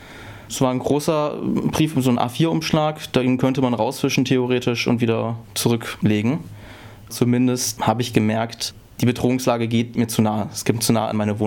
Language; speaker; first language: German; native; German